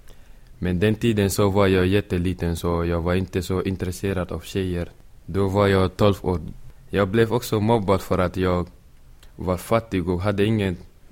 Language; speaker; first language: Swedish; early bilingual, other home language; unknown